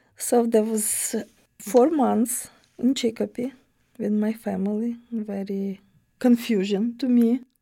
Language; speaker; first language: English; non-native, learner; Ukrainian